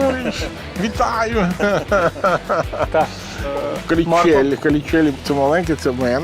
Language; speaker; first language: Ukrainian; non-native, learner; Italian